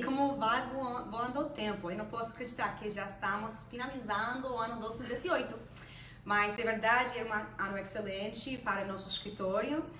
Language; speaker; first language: Portuguese; non-native, fluent; Spanish